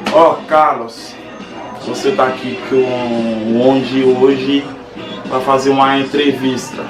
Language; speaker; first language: Portuguese; non-native, learner; Haitian Creole